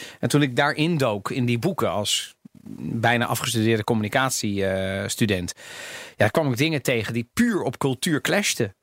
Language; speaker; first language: Dutch; native; Dutch